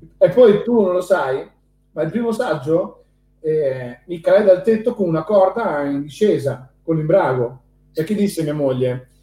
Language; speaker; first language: Italian; native; Italian